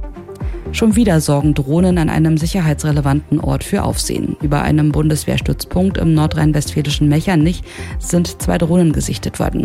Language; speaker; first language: German; native; German